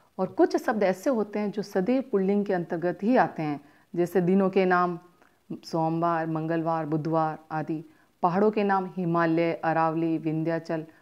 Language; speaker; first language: Hindi; native; Hindi